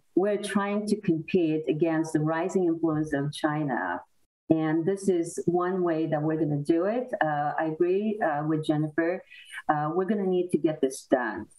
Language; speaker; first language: English; non-native, fluent; Korean